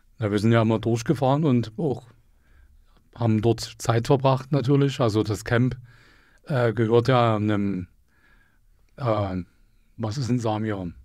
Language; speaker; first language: German; native; German